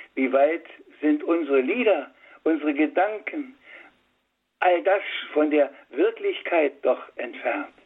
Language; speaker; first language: German; native; German